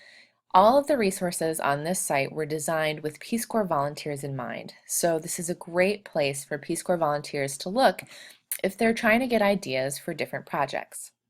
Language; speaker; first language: English; native; English